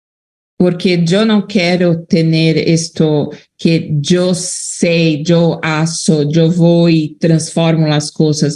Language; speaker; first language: Spanish; non-native, fluent; Portuguese